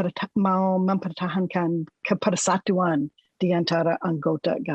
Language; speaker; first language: Indonesian; non-native, fluent; English